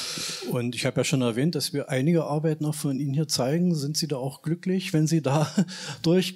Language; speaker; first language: German; native; German